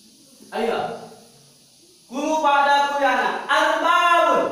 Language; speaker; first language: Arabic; non-native, learner; Indonesian